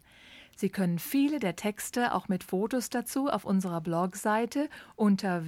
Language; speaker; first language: German; native; German